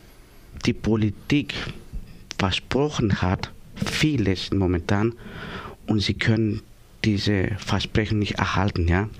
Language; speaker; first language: German; non-native, learner; Greek